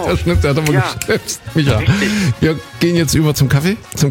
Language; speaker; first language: German; native; German